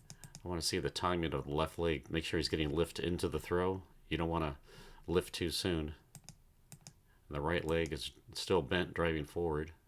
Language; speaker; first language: English; native; English